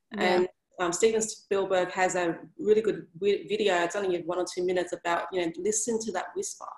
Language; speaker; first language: English; native; English